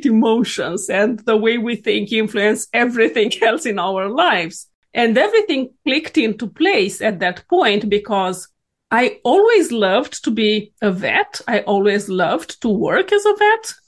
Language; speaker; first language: English; non-native, fluent; Romanian